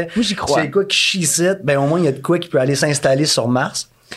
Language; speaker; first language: French; native; French